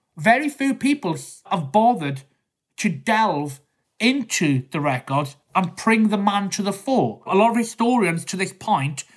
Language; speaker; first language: English; native; English